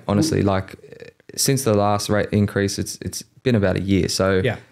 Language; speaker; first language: English; native; English